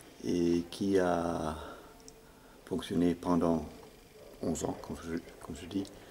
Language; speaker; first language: French; non-native, fluent; Swedish